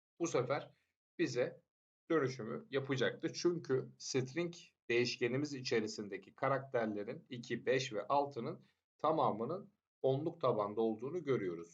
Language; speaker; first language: Turkish; native; Turkish